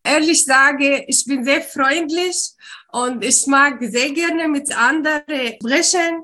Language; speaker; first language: German; non-native, learner; Arabic